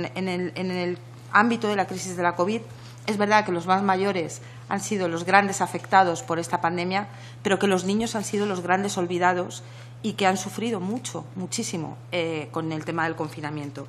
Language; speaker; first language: Spanish; native; Spanish